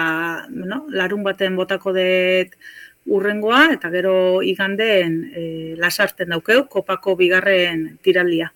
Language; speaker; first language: Basque; native; Basque